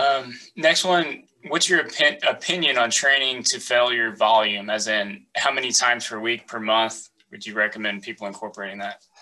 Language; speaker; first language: English; native; English